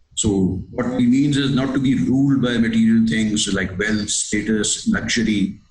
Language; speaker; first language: English; non-native, local second language; Urdu